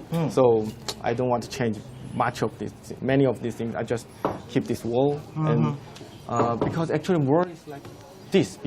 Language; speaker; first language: English; non-native, fluent; Korean